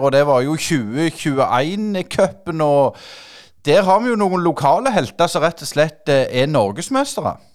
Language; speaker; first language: Norwegian; native; Norwegian